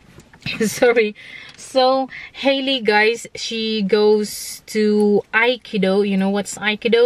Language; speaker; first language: English; non-native, local second language; Filipino